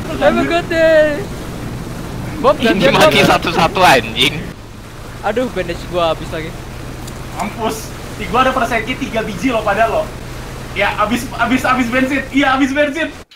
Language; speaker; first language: Indonesian; native; Indonesian